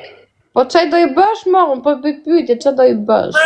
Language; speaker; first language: Albanian; native; Albanian